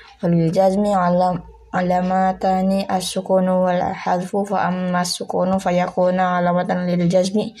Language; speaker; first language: Arabic; non-native, learner; Indonesian